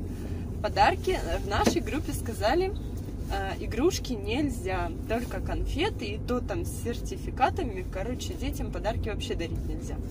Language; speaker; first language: Russian; native; Russian